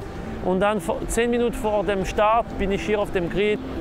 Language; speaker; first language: German; non-native, local second language; French